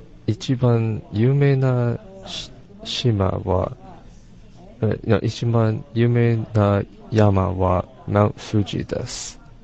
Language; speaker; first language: Japanese; non-native, learner; English